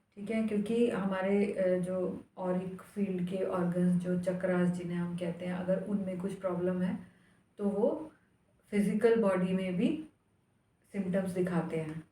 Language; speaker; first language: Hindi; native; Hindi